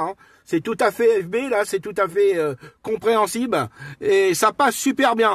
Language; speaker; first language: French; native; French